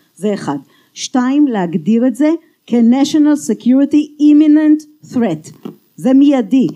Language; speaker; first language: Hebrew; native; Hebrew